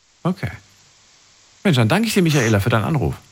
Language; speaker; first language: German; native; German